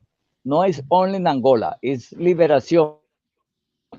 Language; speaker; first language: English; non-native, learner; Spanish